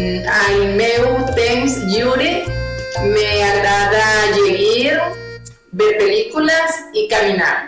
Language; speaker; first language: Catalan; non-native, learner; Spanish